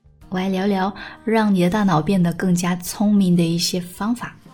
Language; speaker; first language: Chinese; native; Chinese